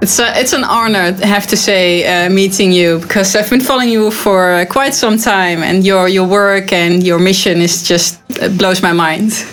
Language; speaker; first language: English; non-native, fluent; Dutch